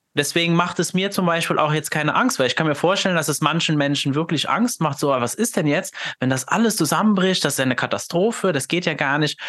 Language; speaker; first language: German; non-native, fluent; Luxembourgish